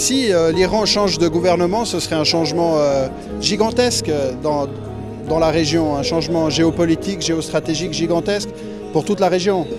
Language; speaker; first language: French; native; French